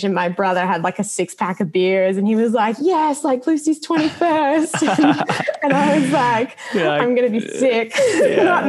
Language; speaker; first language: English; native; English